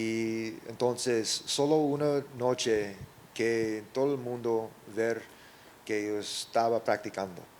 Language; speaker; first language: Spanish; non-native, learner; English